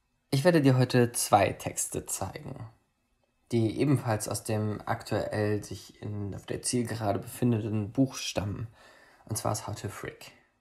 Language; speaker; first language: German; native; German